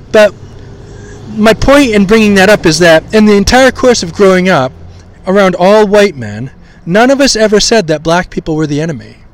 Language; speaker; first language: English; native; English